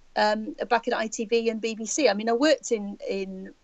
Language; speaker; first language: English; native; English